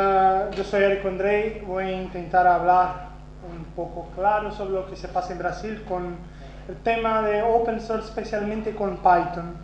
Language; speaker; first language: Spanish; non-native, fluent; Portuguese